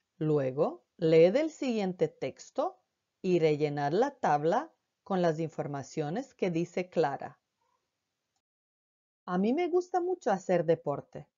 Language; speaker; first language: Spanish; non-native, fluent; Croatian